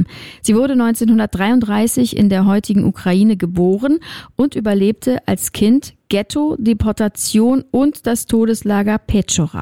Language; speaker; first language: German; native; German